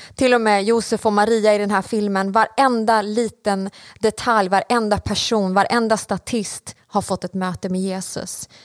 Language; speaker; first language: Swedish; native; Swedish